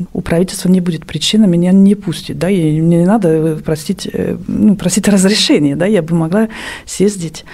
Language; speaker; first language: Russian; non-native, fluent; French